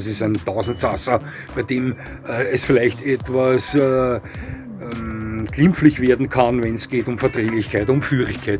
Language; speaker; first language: German; native; German